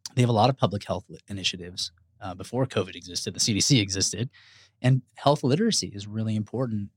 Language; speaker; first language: English; early bilingual, other home language; Spanish